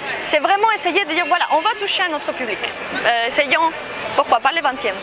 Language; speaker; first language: French; non-native, fluent; Spanish